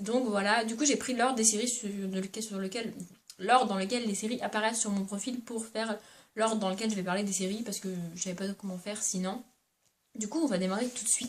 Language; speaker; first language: French; native; French